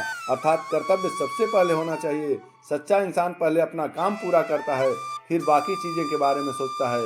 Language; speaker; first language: Hindi; native; Hindi